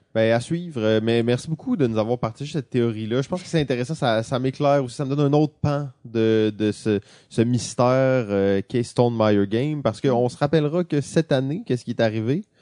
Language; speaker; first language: French; native; French